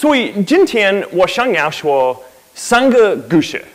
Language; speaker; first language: Chinese; non-native, learner; English